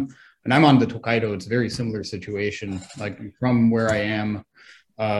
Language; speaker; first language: English; native; English